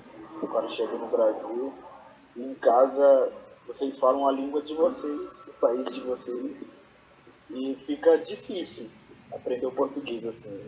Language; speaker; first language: Portuguese; non-native, fluent; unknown